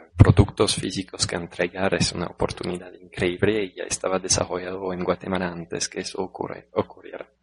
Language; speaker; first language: Spanish; non-native, fluent; French